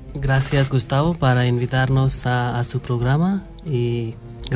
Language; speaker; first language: Spanish; non-native, fluent; Hindi